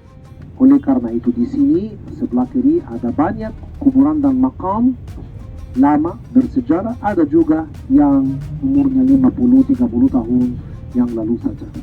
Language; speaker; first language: Indonesian; non-native, fluent; Arabic